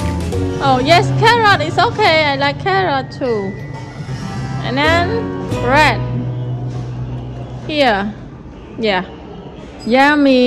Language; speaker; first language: English; non-native, learner; Khmer